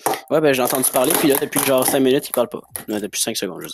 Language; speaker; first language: French; native; French